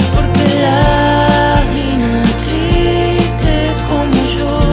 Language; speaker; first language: Spanish; native; Spanish